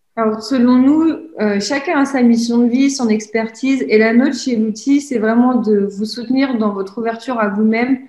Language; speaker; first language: French; native; French